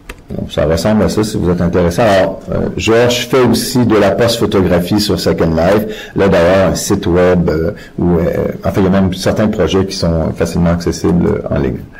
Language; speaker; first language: French; native; French